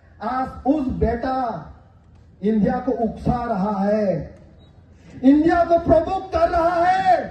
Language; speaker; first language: Hindi; non-native, local second language; Kok Borok